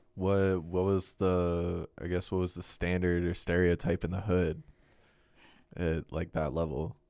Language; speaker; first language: English; native; English